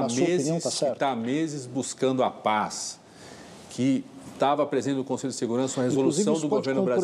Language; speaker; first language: Portuguese; native; Portuguese